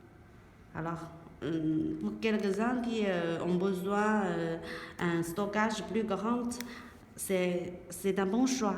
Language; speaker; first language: French; non-native, learner; Chinese